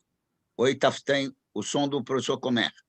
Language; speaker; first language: Portuguese; native; Portuguese